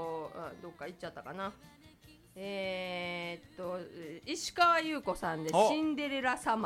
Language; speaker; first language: Japanese; native; Japanese